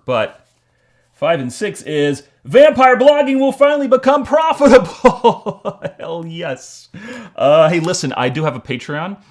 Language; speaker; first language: English; native; English